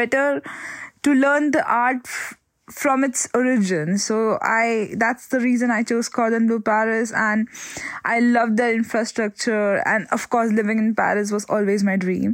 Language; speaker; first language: English; non-native, local second language; Hindi